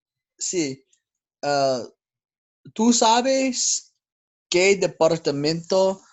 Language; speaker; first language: Spanish; non-native, learner; English